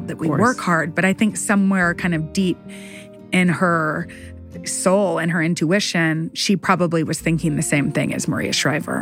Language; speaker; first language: English; native; English